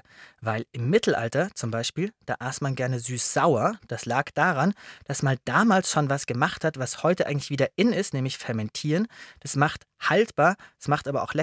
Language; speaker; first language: German; native; German